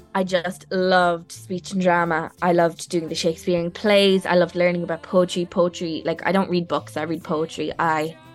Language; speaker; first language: English; native; English